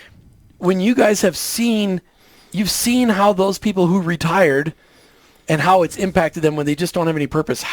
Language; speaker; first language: English; native; English